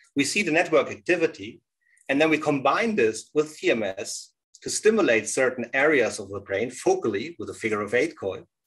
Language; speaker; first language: English; non-native, fluent; German